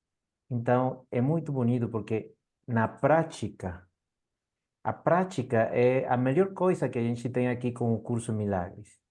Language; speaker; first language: Portuguese; non-native, fluent; Spanish